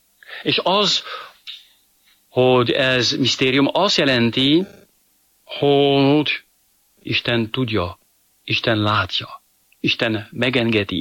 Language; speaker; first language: Hungarian; non-native, fluent; French